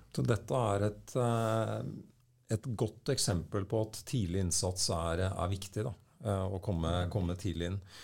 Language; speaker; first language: Norwegian; native; Norwegian